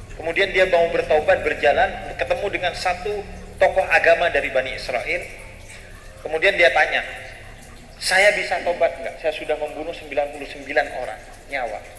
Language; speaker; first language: Indonesian; non-native, local second language; Madurese